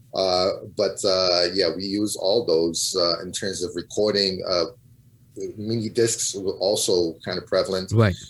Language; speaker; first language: English; non-native, fluent; Portuguese